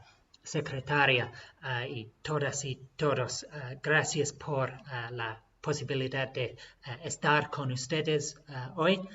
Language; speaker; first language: Spanish; non-native, fluent; English